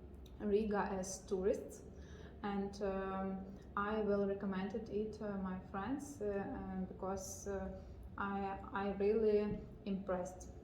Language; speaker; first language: English; non-native, learner; Ukrainian